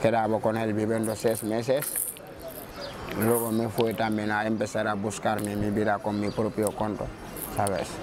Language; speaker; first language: Spanish; non-native, local second language; Wolof